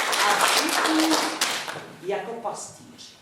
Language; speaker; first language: Czech; early bilingual, heritage; Czech